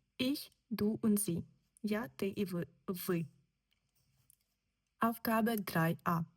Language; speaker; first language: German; non-native, fluent; Ukrainian